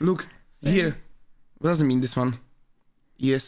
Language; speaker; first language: English; non-native, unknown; Czech